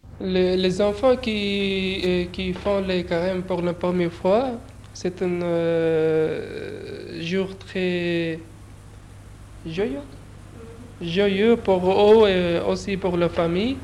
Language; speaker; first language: French; non-native, learner; Urdu